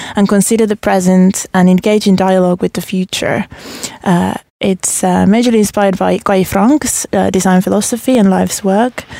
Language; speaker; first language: English; non-native, fluent; Finnish